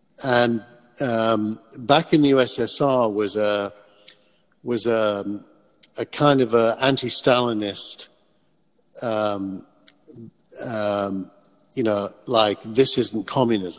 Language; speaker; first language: English; native; English